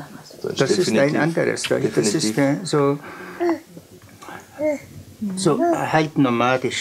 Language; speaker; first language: German; non-native, fluent; Tuvinian